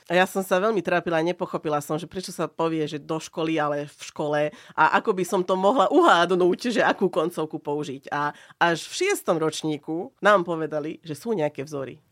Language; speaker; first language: Slovak; non-native, local second language; Hungarian